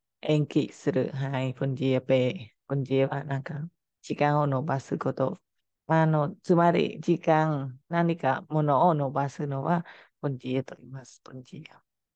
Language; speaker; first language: Japanese; non-native, fluent; Khmer